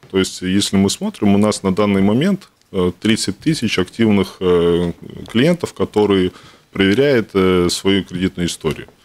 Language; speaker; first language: Russian; non-native, local second language; Latvian